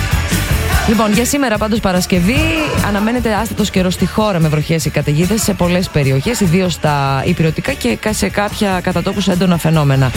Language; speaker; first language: Greek; native; Greek